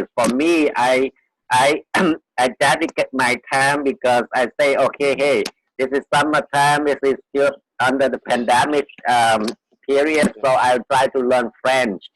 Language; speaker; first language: English; non-native, fluent; Vietnamese